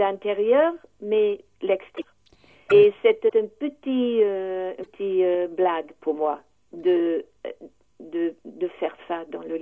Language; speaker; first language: French; non-native, learner; English